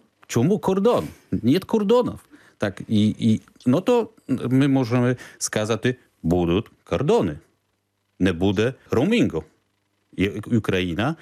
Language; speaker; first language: Ukrainian; non-native, fluent; Polish